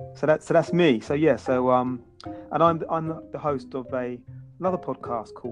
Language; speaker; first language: English; native; English